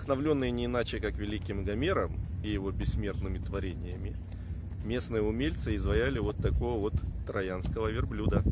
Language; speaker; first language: Russian; native; Russian